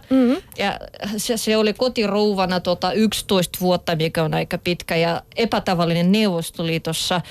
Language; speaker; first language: Finnish; non-native, fluent; Russian